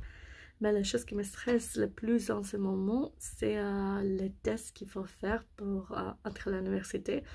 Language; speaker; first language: French; non-native, learner; English